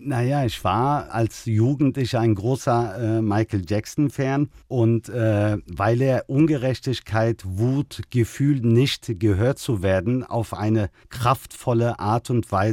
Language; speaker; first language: German; early bilingual, other home language; Turkish